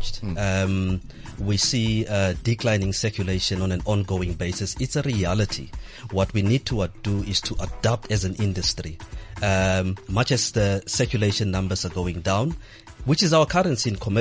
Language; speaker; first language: English; non-native, local second language; Southern Sotho